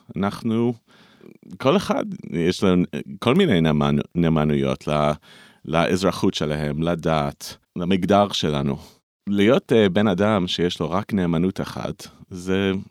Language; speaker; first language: Hebrew; non-native, fluent; English